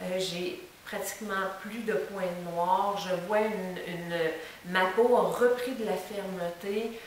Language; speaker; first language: French; native; French